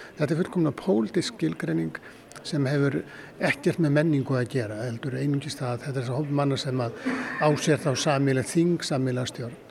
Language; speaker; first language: Icelandic; native; Icelandic